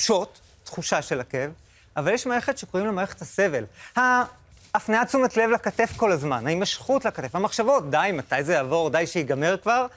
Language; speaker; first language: Hebrew; native; Hebrew